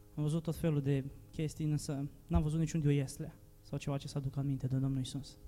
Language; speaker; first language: Romanian; native; Romanian